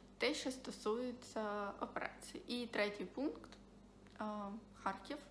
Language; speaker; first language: Ukrainian; non-native, local second language; Russian